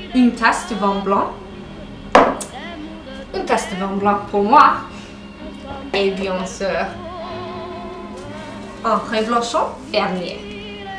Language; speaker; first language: French; non-native, learner; English